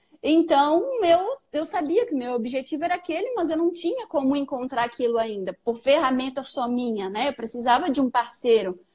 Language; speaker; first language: Portuguese; native; Portuguese